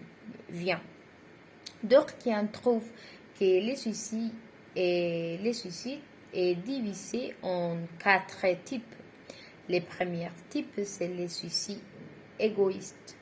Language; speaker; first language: French; non-native, learner; Spanish